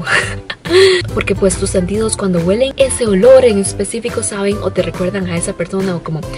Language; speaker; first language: Spanish; early bilingual, other home language; Cantonese